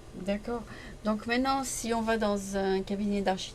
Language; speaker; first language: French; native; French